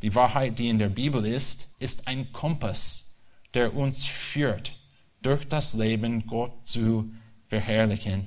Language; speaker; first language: German; non-native, learner; English